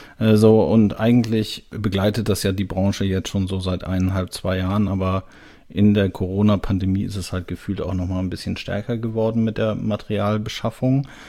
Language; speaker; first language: German; native; German